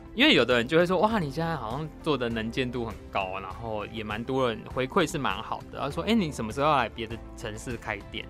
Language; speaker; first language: Chinese; native; Chinese